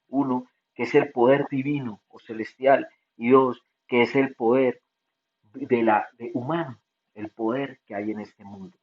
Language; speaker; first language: Spanish; native; Spanish